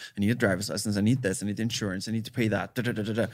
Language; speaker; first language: English; non-native, fluent; German